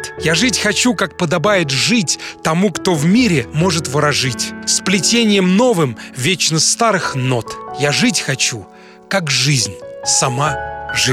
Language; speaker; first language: Russian; native; Russian